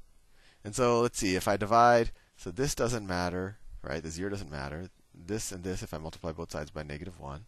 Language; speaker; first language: English; native; English